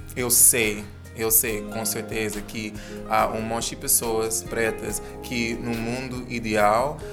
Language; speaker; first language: Portuguese; non-native, fluent; English